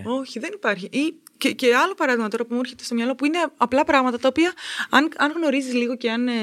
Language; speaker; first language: Greek; native; Greek